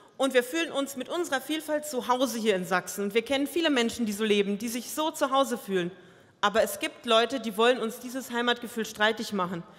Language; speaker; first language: German; early bilingual, other home language; Croatian